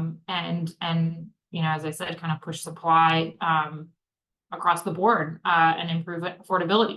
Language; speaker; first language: English; native; English